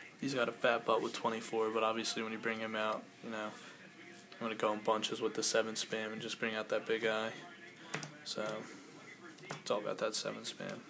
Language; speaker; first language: English; native; English